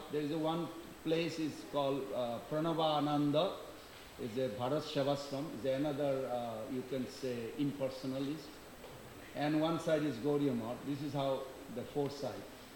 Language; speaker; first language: English; non-native, local second language; Bangla